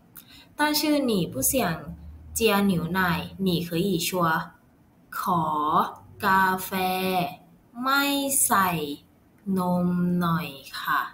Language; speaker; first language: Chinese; non-native, learner; Thai